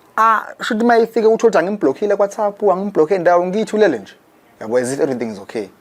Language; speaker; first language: Zulu; native; Zulu